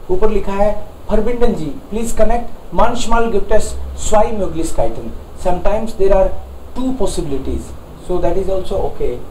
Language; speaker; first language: Hindi; native; Hindi